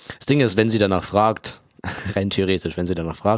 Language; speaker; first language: German; native; German